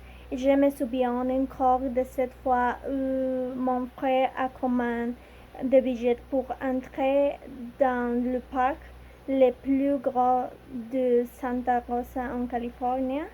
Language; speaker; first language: French; non-native, learner; Spanish